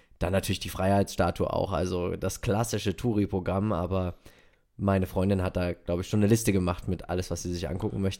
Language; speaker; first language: German; native; German